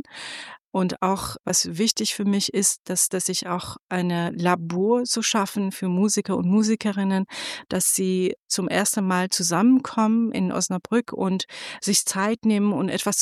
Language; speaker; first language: German; non-native, fluent; Persian